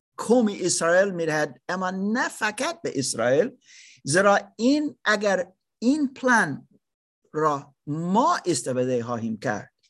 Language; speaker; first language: Persian; non-native, learner; German